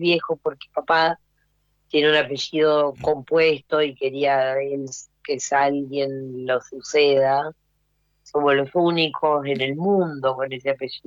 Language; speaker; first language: Spanish; native; Spanish